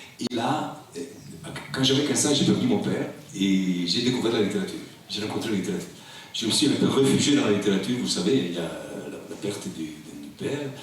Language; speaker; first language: French; non-native, local second language; Italian